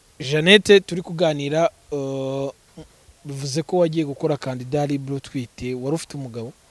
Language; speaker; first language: Kinyarwanda; native; Kinyarwanda